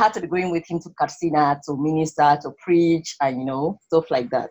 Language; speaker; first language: English; non-native, local second language; Igbo